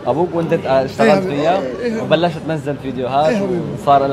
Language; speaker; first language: Arabic; native; Arabic